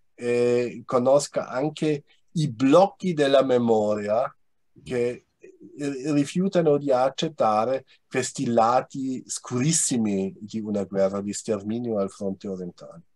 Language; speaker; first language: Italian; non-native, fluent; German